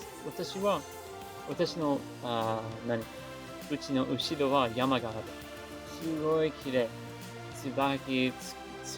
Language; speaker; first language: Japanese; non-native, learner; English